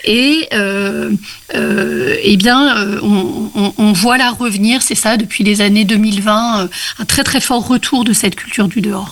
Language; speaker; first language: French; native; French